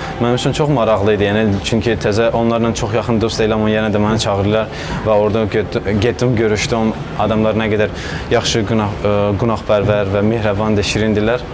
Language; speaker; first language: Azerbaijani; non-native, fluent; Persian